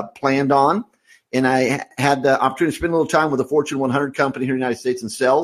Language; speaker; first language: English; native; English